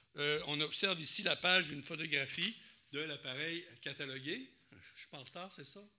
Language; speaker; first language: French; native; French